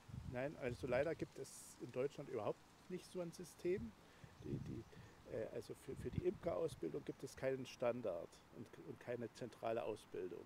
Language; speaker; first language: German; native; German